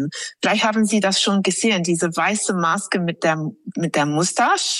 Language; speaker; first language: German; non-native, fluent; English